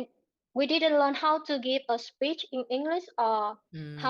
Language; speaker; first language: English; non-native, learner; Vietnamese